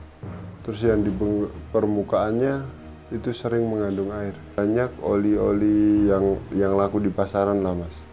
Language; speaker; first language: Indonesian; native; Indonesian